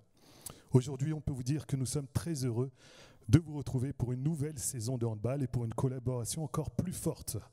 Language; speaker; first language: French; native; French